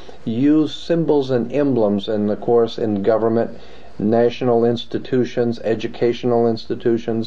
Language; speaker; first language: English; native; English